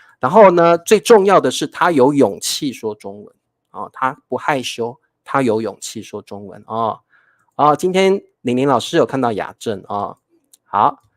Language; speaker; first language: Chinese; native; Chinese